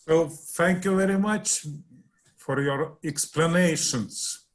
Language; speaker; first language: English; non-native, fluent; Estonian